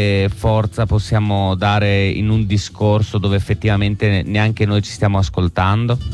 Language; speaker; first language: Italian; native; Italian